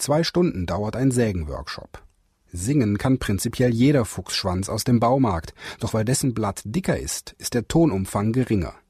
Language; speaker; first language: German; native; German